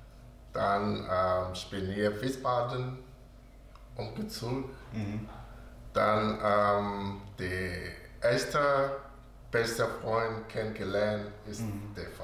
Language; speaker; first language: German; non-native, learner; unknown